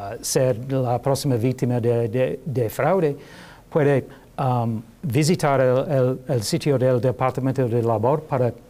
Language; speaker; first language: Spanish; non-native, learner; English